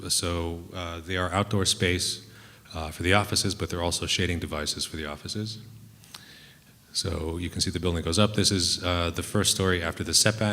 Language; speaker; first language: English; native; English